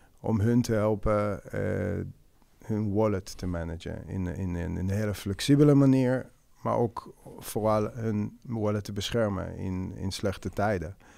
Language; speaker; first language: Dutch; non-native, fluent; Hebrew